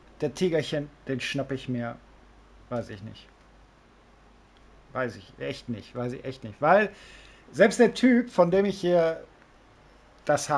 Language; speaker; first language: German; native; German